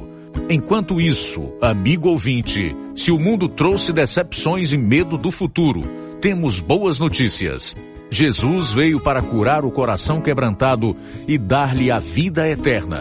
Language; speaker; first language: Portuguese; native; Portuguese